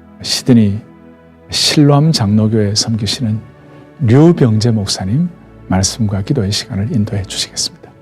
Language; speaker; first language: Korean; native; Korean